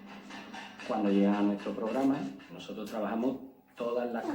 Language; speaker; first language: Spanish; native; Spanish